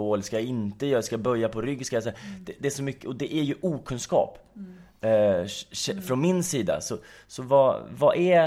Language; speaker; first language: Swedish; native; Swedish